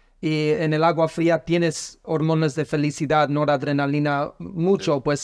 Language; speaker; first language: Spanish; non-native, learner; English